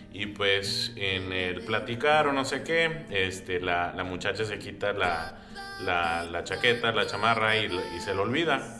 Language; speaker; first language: Spanish; early bilingual, heritage; Spanish